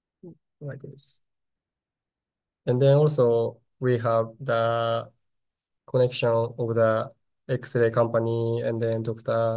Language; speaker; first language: English; non-native, learner; Khmer